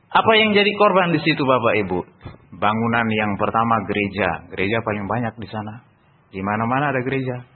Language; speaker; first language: Indonesian; non-native, local second language; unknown